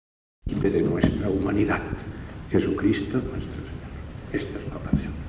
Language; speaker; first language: Spanish; non-native, local second language; Catalan